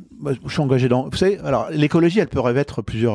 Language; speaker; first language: French; native; French